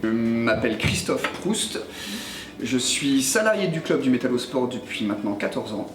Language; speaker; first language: French; native; French